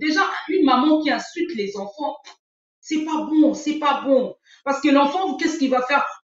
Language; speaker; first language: French; non-native, local second language; Lingala